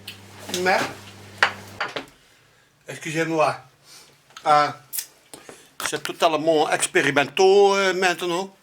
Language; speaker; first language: French; non-native, learner; Dutch